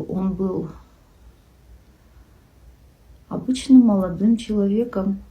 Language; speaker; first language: Russian; non-native, local second language; Kyrgyz